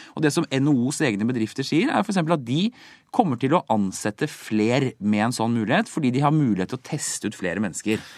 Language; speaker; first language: Norwegian; native; Norwegian